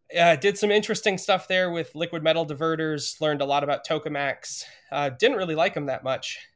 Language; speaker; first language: English; native; English